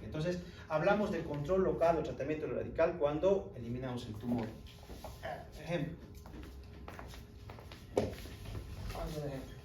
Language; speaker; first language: Spanish; native; Spanish